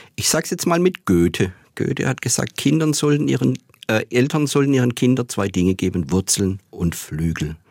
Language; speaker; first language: German; native; German